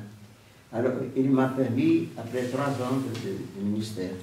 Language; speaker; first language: French; non-native, fluent; Portuguese